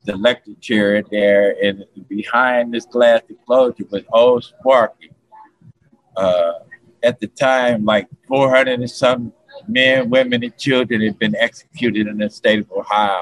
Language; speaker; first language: English; native; English